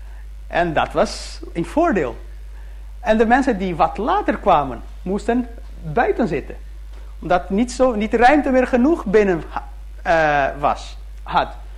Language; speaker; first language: Dutch; early bilingual, heritage; Dutch